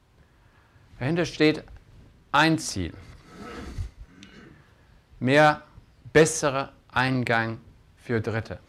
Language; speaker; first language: German; non-native, fluent; English